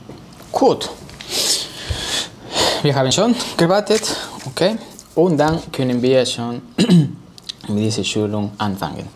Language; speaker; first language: German; non-native, learner; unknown